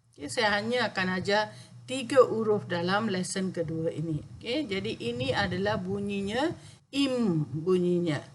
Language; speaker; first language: Malay; non-native, local second language; Tamil